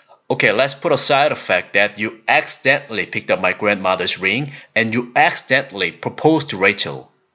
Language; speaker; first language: English; non-native, learner; Korean